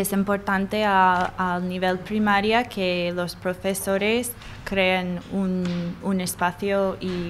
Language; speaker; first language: Spanish; non-native, learner; English